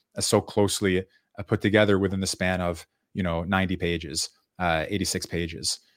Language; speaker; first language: English; native; English